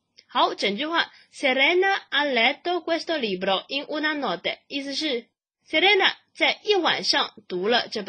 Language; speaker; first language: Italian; non-native, fluent; Chinese